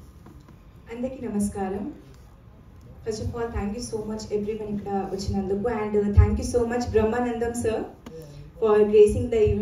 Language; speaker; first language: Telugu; non-native, learner; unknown